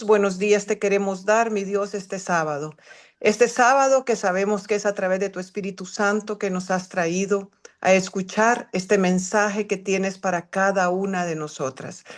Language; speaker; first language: Spanish; native; Spanish